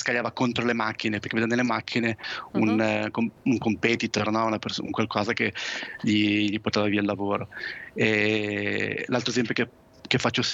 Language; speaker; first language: Italian; native; Italian